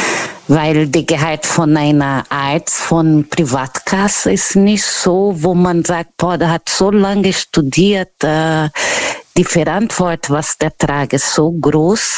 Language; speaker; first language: German; non-native, learner; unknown